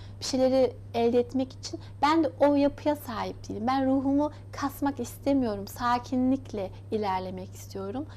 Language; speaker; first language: Turkish; early bilingual, heritage; Turkish